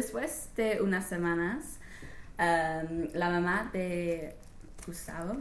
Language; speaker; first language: Spanish; non-native, learner; English